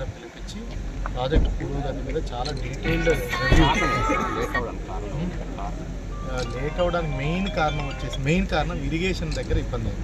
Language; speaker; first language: Telugu; native; Telugu